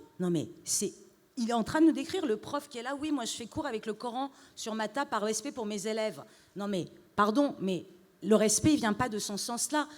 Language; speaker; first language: French; early bilingual, other home language; Persian